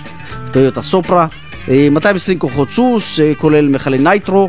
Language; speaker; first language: Hebrew; native; Hebrew